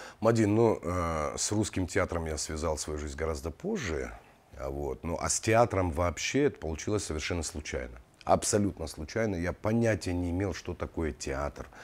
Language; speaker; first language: Russian; non-native, local second language; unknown